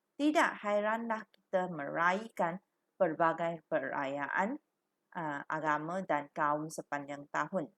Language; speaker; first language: Malay; non-native, local second language; Chinese